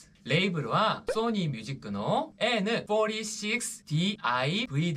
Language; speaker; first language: Japanese; non-native, learner; Korean